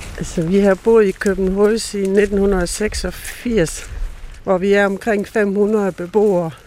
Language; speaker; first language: Danish; native; Danish